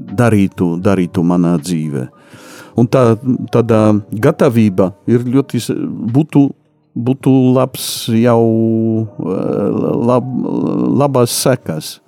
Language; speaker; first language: Latvian; non-native, fluent; Polish